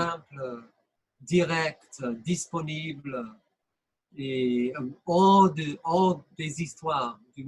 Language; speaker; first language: French; non-native, fluent; English